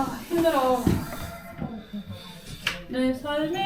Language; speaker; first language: Korean; non-native, learner; Russian